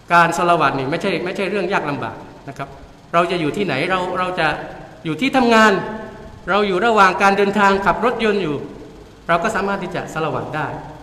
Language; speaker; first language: Thai; non-native, local second language; Malay